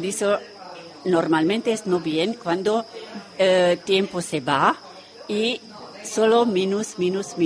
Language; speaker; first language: Spanish; non-native, learner; Romanian